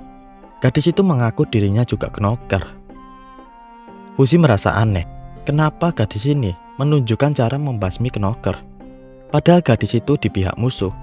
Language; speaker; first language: Indonesian; native; Indonesian